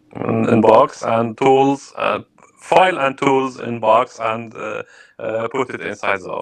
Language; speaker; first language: English; non-native, learner; Arabic